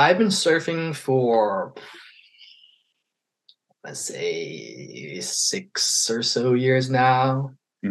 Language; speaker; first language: English; native; English